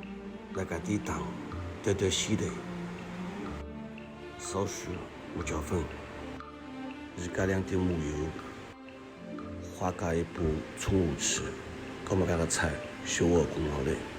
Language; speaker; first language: Chinese; non-native, local second language; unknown